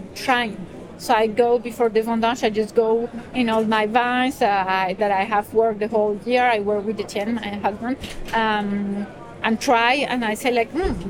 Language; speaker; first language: English; non-native, fluent; Spanish